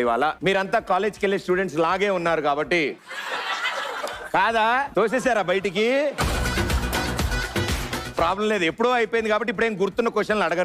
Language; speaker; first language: Telugu; native; Telugu